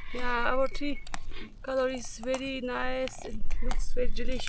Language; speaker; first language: English; non-native, learner; Tibetan